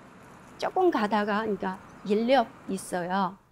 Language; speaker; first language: Korean; non-native, learner; Chinese